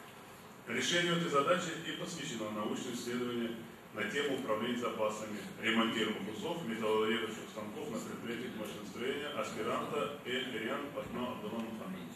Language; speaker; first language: Russian; native; Russian